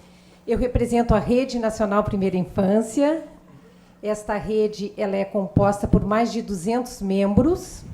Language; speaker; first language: Portuguese; native; Portuguese